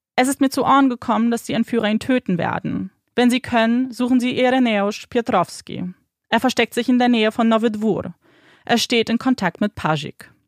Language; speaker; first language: German; native; German